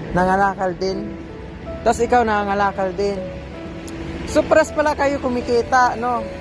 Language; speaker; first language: Filipino; non-native, local second language; Waray